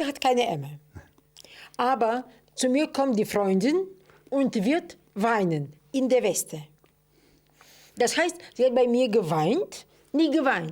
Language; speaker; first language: German; non-native, fluent; Russian